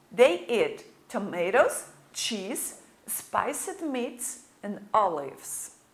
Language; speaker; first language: English; non-native, fluent; Portuguese